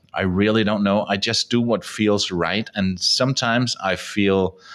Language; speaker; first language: English; non-native, fluent; Danish